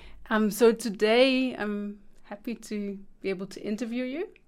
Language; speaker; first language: English; non-native, fluent; Dutch